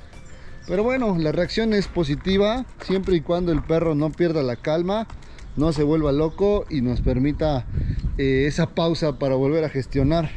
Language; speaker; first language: Spanish; native; Spanish